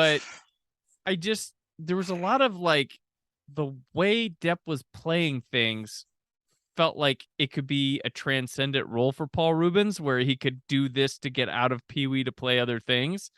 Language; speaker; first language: English; native; English